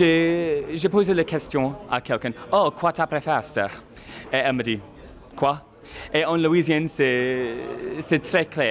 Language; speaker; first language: French; non-native, local second language; English